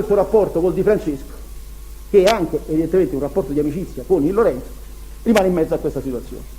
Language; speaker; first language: Italian; native; Italian